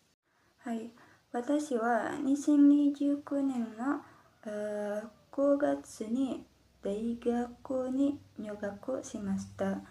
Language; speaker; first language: Japanese; non-native, learner; Indonesian